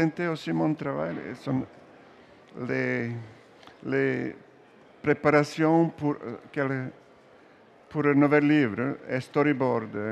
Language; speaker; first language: French; non-native, learner; Serbian